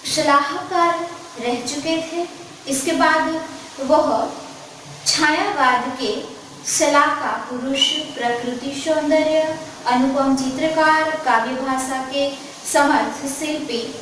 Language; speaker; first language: Hindi; non-native, local second language; Gujarati